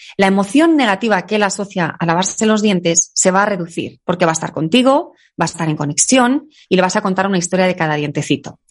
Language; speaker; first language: Spanish; native; Spanish